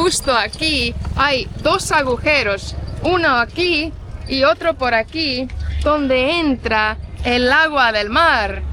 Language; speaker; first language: Spanish; non-native, fluent; Estonian